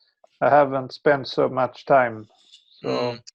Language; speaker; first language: English; non-native, fluent; Swedish